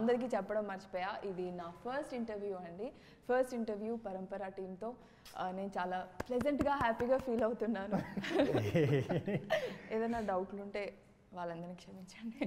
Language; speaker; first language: Telugu; native; Telugu